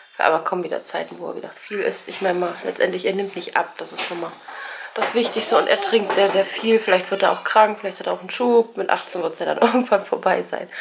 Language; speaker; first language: German; native; German